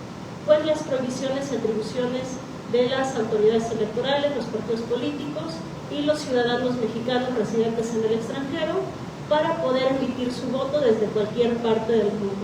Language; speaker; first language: Spanish; native; Spanish